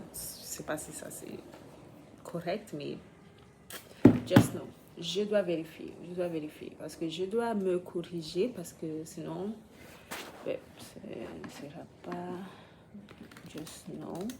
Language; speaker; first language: French; non-native, fluent; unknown